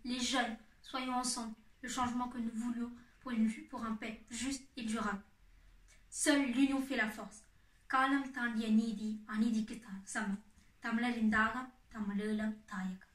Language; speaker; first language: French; early bilingual, other home language; Tamil